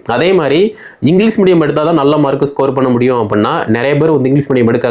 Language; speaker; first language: Tamil; native; Tamil